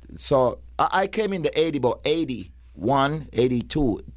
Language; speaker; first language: English; non-native, local second language; Jamaican Creole English